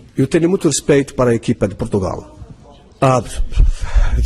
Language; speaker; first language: Portuguese; non-native, fluent; Arabic